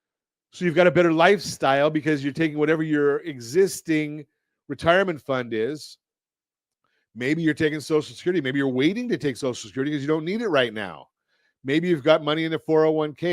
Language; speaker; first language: English; native; English